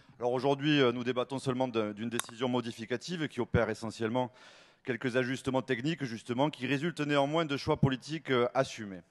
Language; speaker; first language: French; native; French